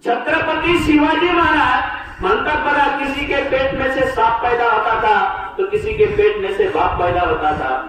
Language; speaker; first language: Hindi; non-native, local second language; Marathi